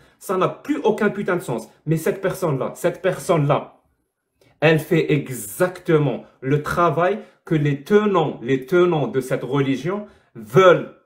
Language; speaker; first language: French; non-native, local second language; Arabic